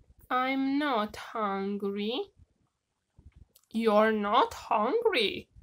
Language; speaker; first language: English; non-native, fluent; Romanian